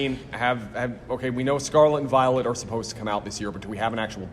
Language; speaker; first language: English; native; English